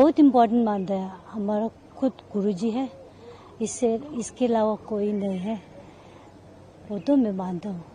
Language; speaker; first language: Hindi; non-native, local second language; Tibetan